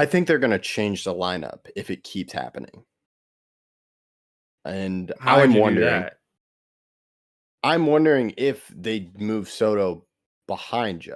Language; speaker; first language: English; native; English